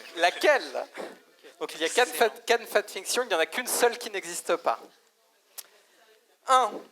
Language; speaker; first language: French; native; French